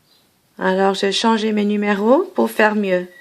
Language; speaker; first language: French; non-native, fluent; English